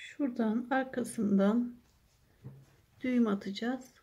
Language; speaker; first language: Turkish; native; Turkish